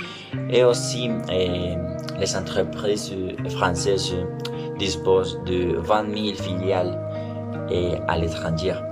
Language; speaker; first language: French; non-native, learner; Spanish